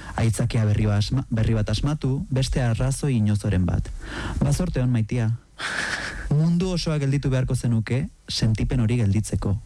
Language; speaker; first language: Basque; native; Basque